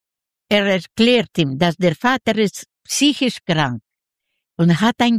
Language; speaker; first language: German; non-native, learner; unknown